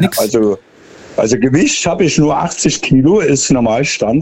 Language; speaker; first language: German; native; German